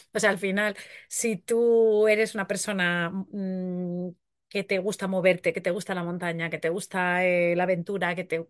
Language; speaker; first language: Spanish; native; Spanish